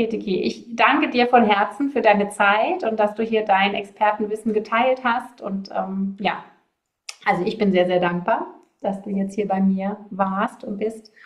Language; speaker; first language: German; native; German